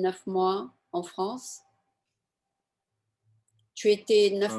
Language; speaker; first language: French; non-native, fluent; English